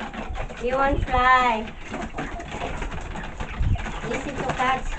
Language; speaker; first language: English; non-native, learner; Filipino